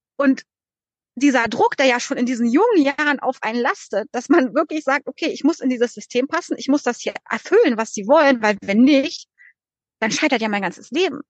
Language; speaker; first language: German; early bilingual, other home language; Polish